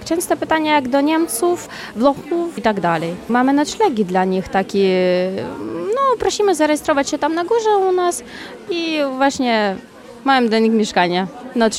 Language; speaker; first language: Polish; non-native, learner; Ukrainian